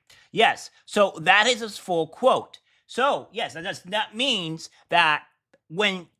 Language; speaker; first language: English; native; English